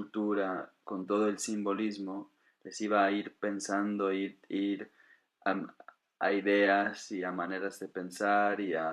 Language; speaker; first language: Spanish; non-native, fluent; English